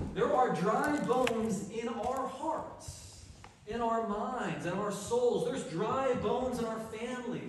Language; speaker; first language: English; native; English